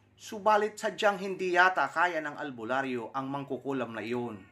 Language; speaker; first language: Filipino; non-native, local second language; Surigaonon